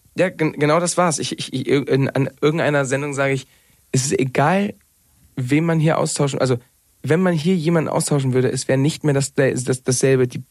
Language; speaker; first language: German; non-native, fluent; Spanish